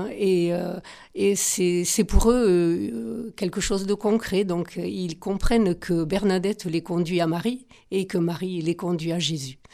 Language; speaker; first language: French; native; French